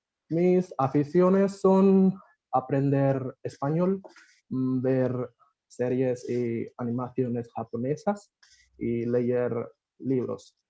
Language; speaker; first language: Spanish; non-native, fluent; Bangla